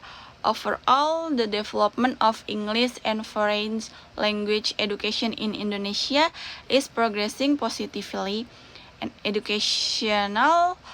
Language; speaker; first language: English; non-native, learner; Indonesian